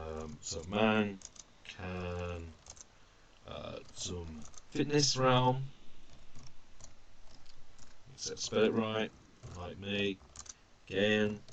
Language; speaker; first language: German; non-native, fluent; English